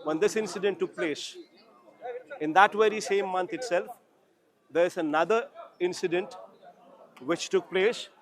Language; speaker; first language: English; non-native, local second language; Telugu